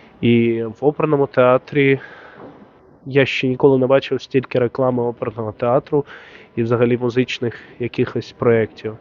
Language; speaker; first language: Ukrainian; native; Ukrainian